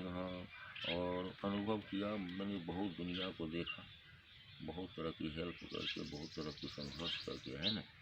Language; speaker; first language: Hindi; non-native, local second language; Gujarati